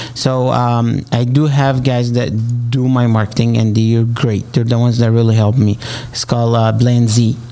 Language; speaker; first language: English; non-native, fluent; Arabic